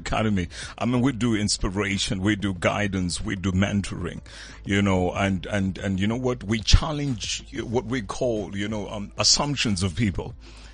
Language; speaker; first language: English; non-native, local second language; Tswana